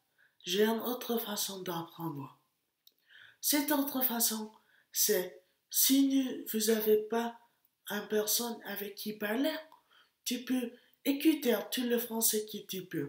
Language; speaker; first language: French; non-native, learner; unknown